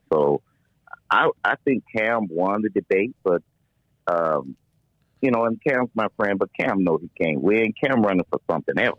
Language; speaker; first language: English; native; English